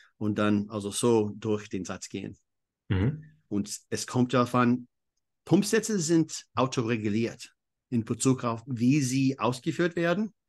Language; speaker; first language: German; non-native, fluent; English